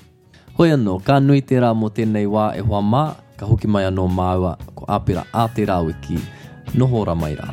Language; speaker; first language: Māori; non-native, local second language; English